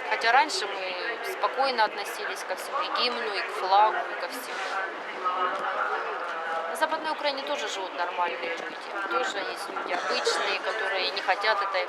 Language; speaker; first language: Russian; native; Russian